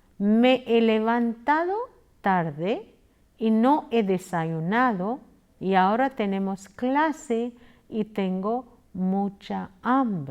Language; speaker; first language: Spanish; non-native, fluent; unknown